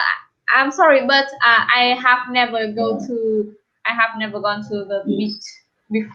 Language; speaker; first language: English; non-native, learner; Vietnamese